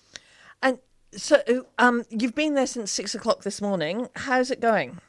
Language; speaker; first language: English; native; English